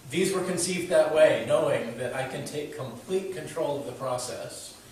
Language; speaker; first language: English; native; English